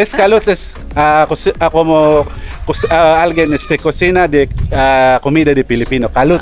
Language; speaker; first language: Spanish; non-native, learner; Filipino